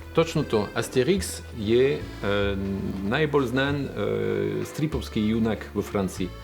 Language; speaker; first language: Slovenian; non-native, fluent; French